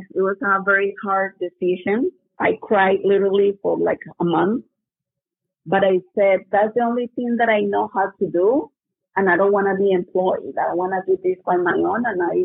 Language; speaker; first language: English; non-native, fluent; Spanish